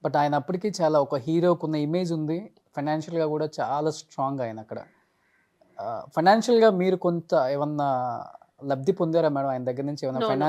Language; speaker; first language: Telugu; native; Telugu